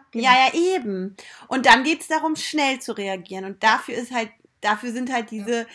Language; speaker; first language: German; native; German